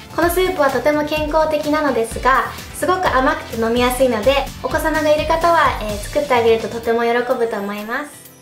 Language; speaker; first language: Japanese; early bilingual, heritage; Japanese